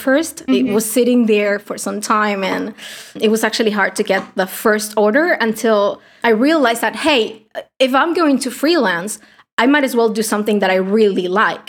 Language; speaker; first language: English; non-native, fluent; Spanish